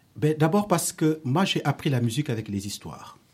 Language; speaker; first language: French; non-native, local second language; Wolof